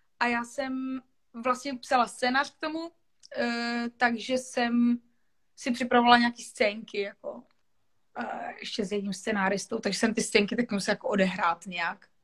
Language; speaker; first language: Czech; non-native, local second language; Polish